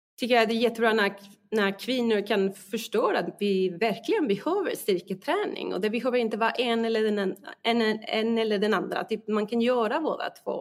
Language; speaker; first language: Swedish; non-native, fluent; Spanish